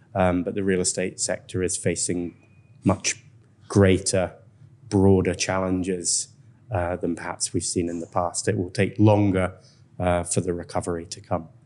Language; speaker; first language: English; native; English